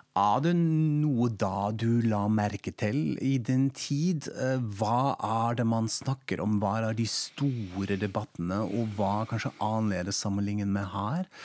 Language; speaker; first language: Norwegian; non-native, fluent; German